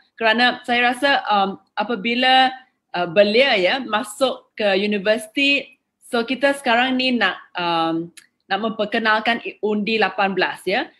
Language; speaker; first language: Malay; non-native, local second language; English